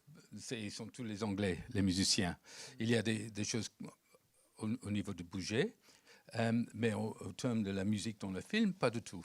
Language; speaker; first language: French; non-native, fluent; English